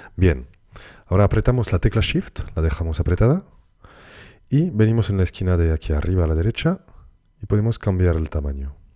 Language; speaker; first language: Spanish; early bilingual, heritage; Spanish